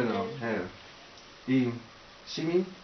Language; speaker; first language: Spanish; early bilingual, heritage; Spanish